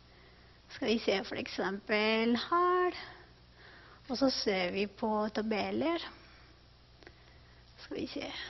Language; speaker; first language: Norwegian; non-native, fluent; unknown